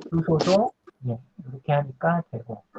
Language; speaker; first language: Korean; native; Korean